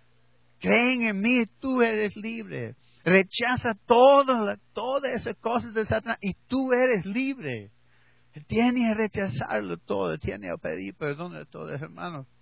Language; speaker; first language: Spanish; non-native, learner; English